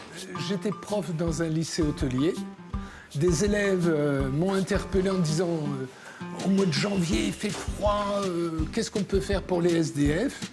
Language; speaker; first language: French; native; French